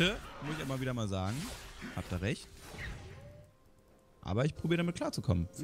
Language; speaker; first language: German; native; German